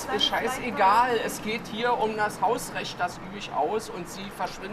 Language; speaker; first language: German; native; German